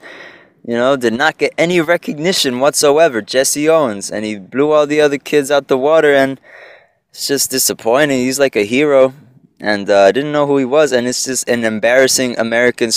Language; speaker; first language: English; early bilingual, other home language; Spanish